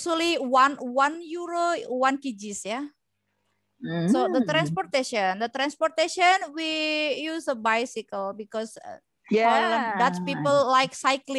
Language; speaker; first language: English; non-native, learner; Indonesian